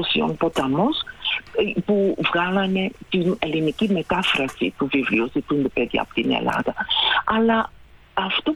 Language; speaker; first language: Greek; non-native, fluent; Dutch